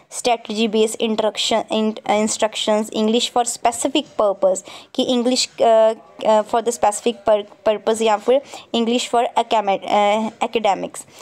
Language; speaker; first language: Hindi; non-native, local second language; Punjabi